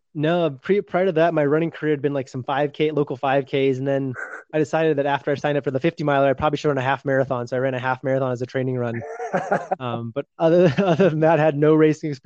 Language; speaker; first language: English; native; English